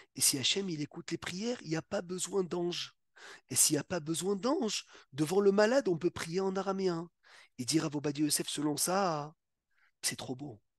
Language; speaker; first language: French; native; French